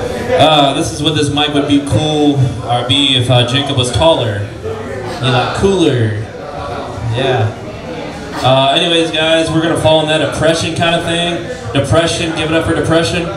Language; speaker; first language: English; native; English